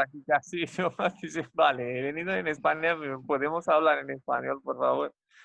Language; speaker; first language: Spanish; non-native, fluent; Romanian